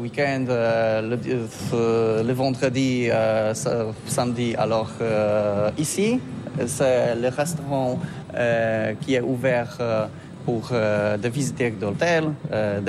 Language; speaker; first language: French; non-native, learner; Polish